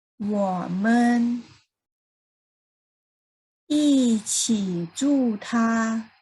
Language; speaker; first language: Chinese; non-native, fluent; Thai